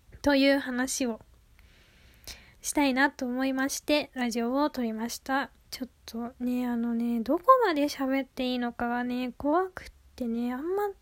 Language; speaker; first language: Japanese; native; Japanese